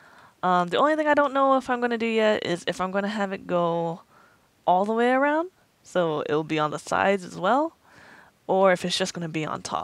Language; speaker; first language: English; native; English